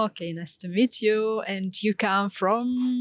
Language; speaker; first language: English; non-native, fluent; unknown